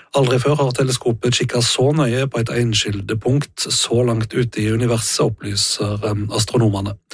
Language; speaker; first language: Norwegian; native; Norwegian